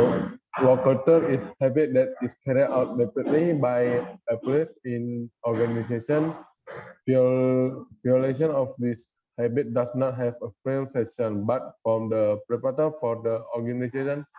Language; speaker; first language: English; non-native, learner; Indonesian